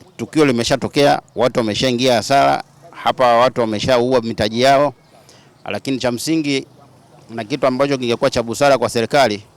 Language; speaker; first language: Swahili; native; Swahili